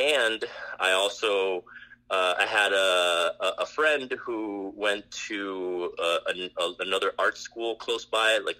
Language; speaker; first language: English; non-native, fluent; Spanish